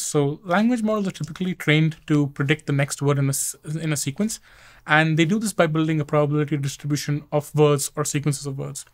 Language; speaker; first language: English; non-native, local second language; Hindi